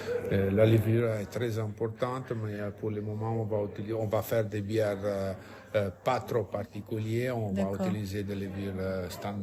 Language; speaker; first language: French; non-native, fluent; Italian